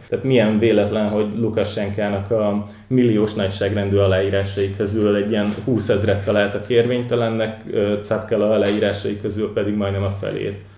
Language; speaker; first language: Hungarian; native; Hungarian